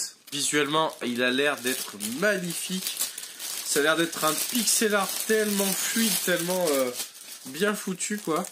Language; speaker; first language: French; native; French